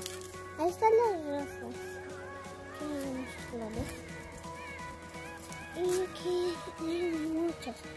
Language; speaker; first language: Spanish; early bilingual, heritage; Spanish